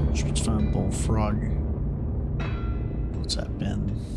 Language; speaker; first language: French; native; French